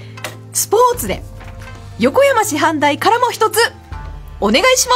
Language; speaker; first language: Japanese; native; Japanese